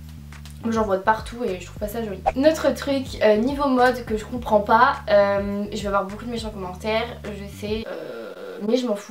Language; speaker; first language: French; native; French